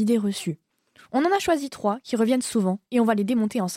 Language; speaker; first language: French; native; French